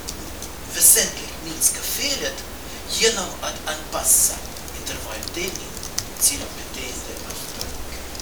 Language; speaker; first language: Swedish; non-native, fluent; Russian